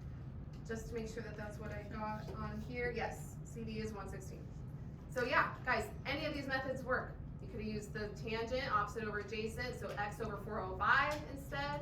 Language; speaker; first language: English; native; English